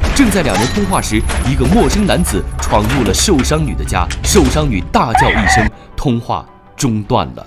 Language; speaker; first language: Chinese; native; Chinese